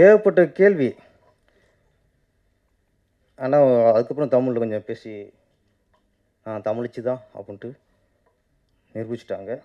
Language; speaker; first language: Tamil; native; Tamil